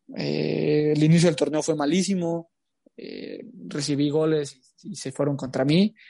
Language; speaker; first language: Spanish; native; Spanish